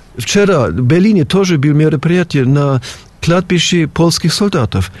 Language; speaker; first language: Russian; non-native, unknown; German